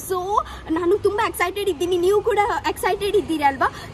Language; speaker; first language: Kannada; non-native, local second language; Tulu